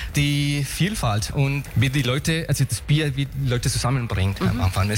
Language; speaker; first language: German; non-native, fluent; Spanish